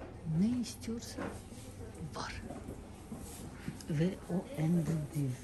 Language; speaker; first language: Turkish; non-native, learner; Russian